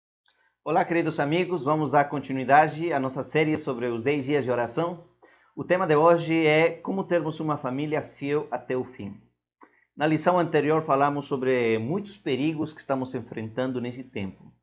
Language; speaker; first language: Portuguese; non-native, fluent; Spanish